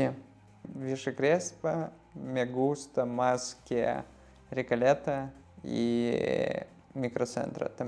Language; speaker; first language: Spanish; non-native, learner; Russian